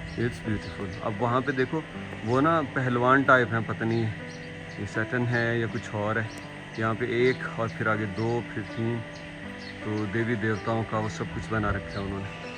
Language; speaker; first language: Urdu; native; Urdu